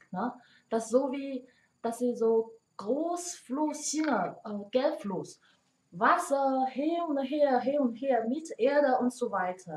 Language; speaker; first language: German; non-native, learner; Chinese